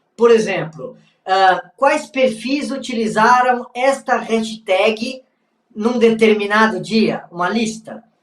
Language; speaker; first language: Portuguese; native; Portuguese